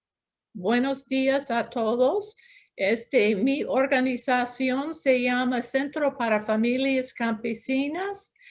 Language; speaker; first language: Spanish; non-native, local second language; English